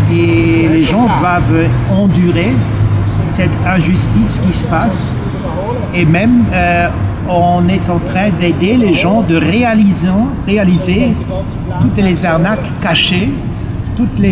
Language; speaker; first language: French; non-native, learner; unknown